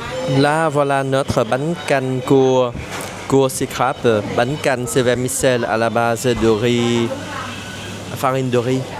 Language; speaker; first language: French; non-native, fluent; Vietnamese